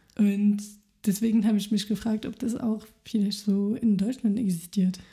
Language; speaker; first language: German; non-native, fluent; French